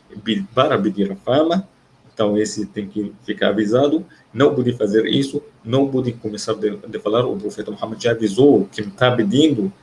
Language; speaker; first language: Portuguese; non-native, fluent; Arabic